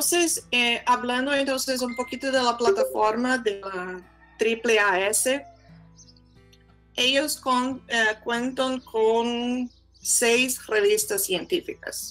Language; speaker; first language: Spanish; non-native, fluent; Portuguese